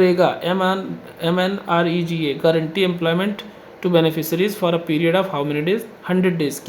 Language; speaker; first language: Hindi; native; Hindi